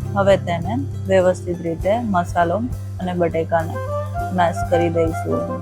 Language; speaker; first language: Gujarati; native; Gujarati